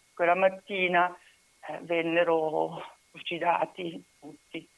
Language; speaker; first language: Italian; native; Italian